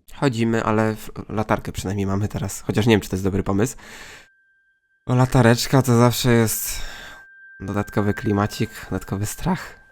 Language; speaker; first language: Polish; native; Polish